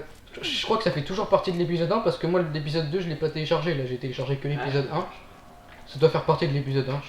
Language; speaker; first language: French; native; French